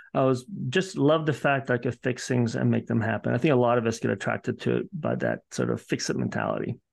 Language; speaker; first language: English; early bilingual, other home language; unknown